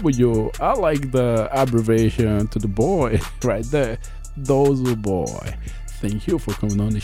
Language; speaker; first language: English; non-native, local second language; Igbo